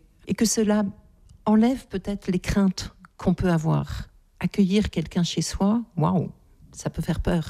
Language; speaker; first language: French; native; French